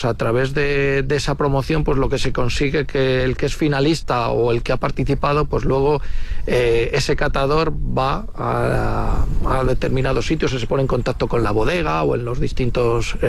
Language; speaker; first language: Spanish; native; Spanish